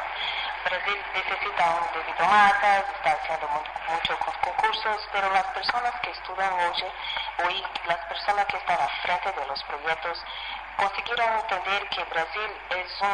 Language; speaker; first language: Spanish; non-native, fluent; Portuguese